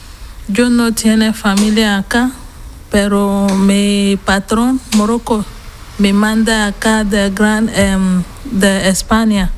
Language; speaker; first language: Spanish; non-native, learner; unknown